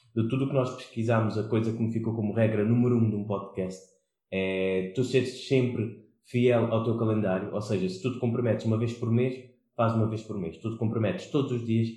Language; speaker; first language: Portuguese; non-native, local second language; Kabuverdianu